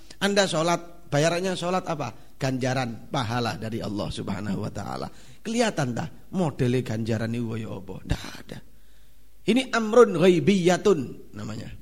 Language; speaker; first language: Indonesian; non-native, local second language; Javanese